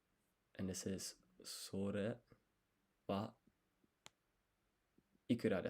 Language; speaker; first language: Japanese; non-native, learner; English